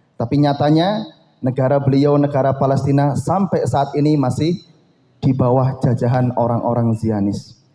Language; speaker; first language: Indonesian; non-native, local second language; Javanese